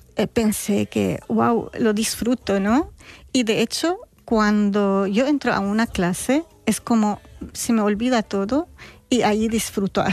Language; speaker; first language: Spanish; non-native, fluent; Arabic